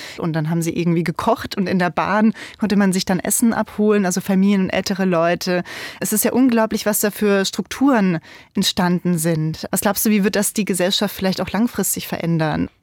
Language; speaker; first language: German; native; German